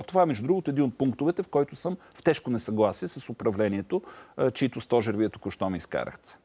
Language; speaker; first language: Bulgarian; native; Bulgarian